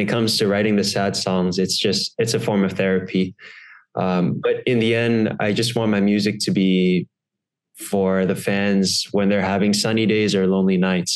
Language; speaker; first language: English; native; English